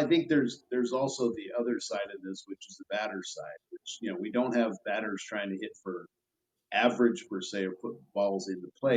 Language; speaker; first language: English; native; English